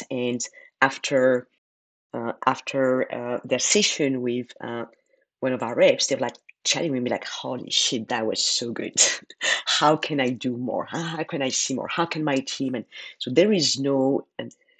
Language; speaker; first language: English; non-native, fluent; French